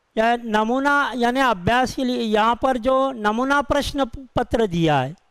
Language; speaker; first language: Hindi; non-native, local second language; Urdu